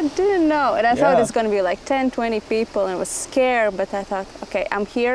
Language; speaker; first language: English; non-native, fluent; Latvian